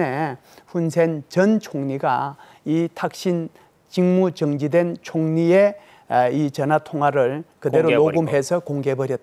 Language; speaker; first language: Korean; native; Korean